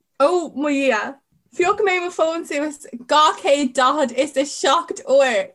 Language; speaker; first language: Irish; non-native, local second language; English